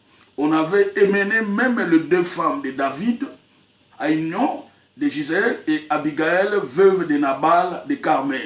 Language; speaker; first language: French; non-native, local second language; Lingala